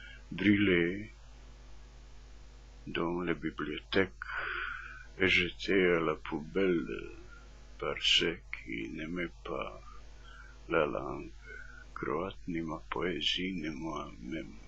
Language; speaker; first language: French; non-native, fluent; Croatian